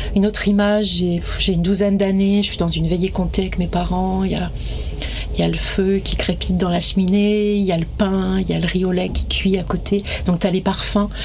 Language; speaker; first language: French; native; French